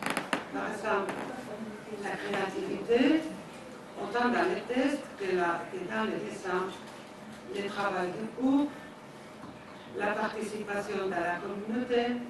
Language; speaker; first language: French; non-native, fluent; Spanish